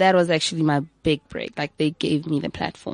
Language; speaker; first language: English; non-native, local second language; Tswana